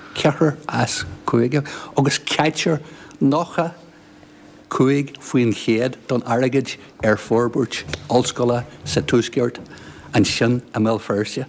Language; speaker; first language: Irish; native; Irish